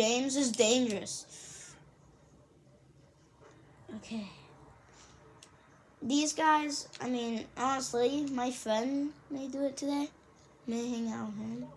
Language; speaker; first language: English; native; English